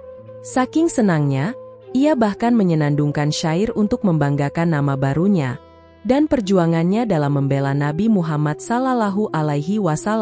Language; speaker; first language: Indonesian; native; Indonesian